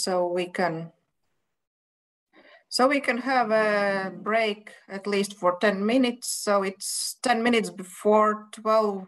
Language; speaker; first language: English; non-native, fluent; Latvian